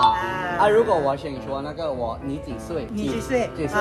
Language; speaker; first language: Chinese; non-native, learner; Thai